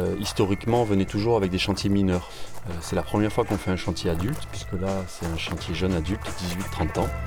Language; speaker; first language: French; native; French